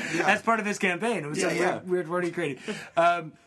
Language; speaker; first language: English; native; English